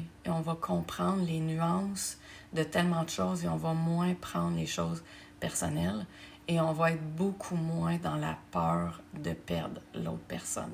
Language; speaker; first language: French; native; French